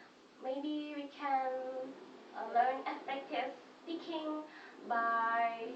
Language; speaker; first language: English; non-native, fluent; Indonesian